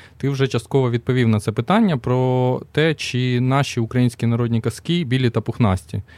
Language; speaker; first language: Ukrainian; native; Ukrainian